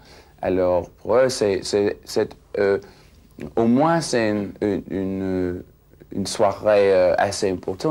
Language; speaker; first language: French; non-native, fluent; English